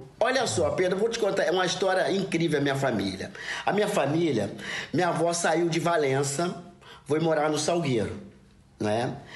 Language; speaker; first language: Portuguese; native; Portuguese